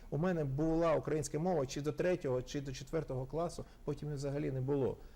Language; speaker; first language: Ukrainian; non-native, local second language; Russian